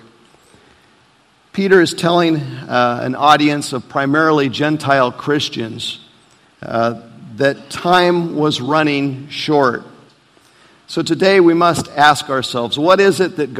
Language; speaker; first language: English; native; English